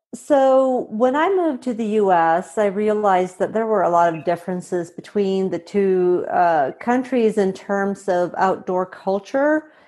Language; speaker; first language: English; non-native, fluent; Swedish